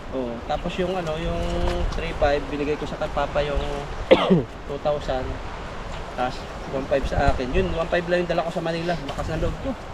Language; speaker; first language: Filipino; native; Filipino